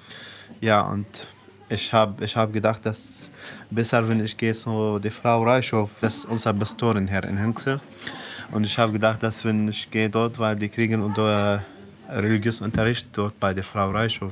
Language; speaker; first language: German; non-native, fluent; Arabic